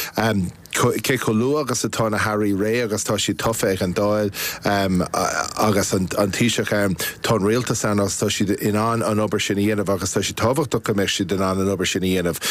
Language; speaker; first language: Irish; non-native, local second language; English